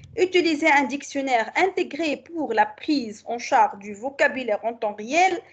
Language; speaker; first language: French; non-native, local second language; Arabic